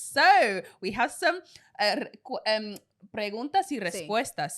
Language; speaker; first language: Spanish; non-native, learner; English